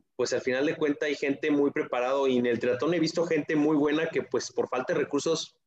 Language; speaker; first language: Spanish; native; Spanish